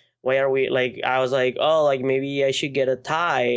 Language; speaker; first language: English; non-native, fluent; Spanish